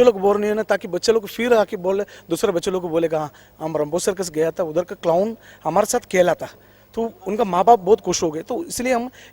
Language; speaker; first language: Hindi; non-native, local second language; Malayalam